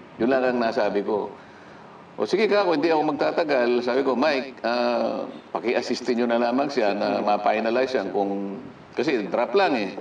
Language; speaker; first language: Filipino; non-native, local second language; Masbatenyo